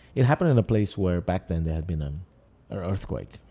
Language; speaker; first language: English; non-native, local second language; Yoruba